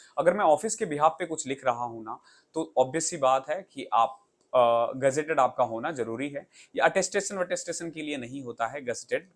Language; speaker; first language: Hindi; native; Hindi